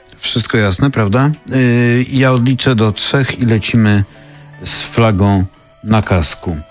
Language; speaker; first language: Polish; native; Polish